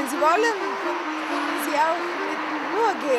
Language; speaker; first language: German; non-native, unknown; Slovenian